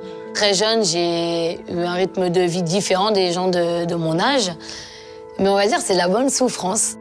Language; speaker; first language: French; native; French